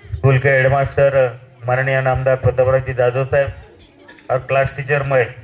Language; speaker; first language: Hindi; non-native, local second language; Marathi